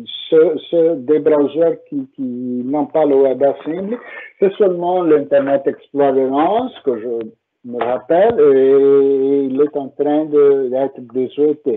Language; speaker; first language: French; non-native, fluent; Portuguese